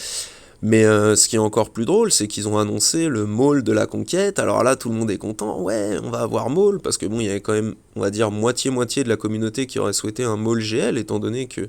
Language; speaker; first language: French; native; French